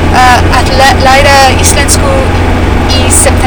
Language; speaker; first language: Icelandic; non-native, learner; English